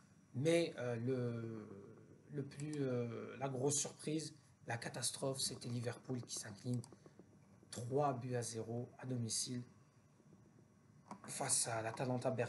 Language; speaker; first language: French; native; French